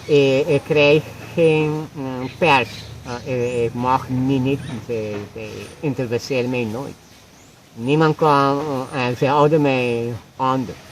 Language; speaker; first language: Dutch; non-native, local second language; Papiamento